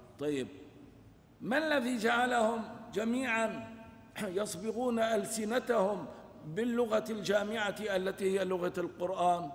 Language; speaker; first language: Arabic; non-native, local second language; Kurdish